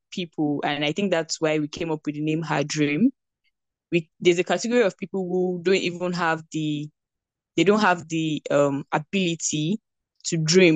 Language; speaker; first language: English; non-native, local second language; Yoruba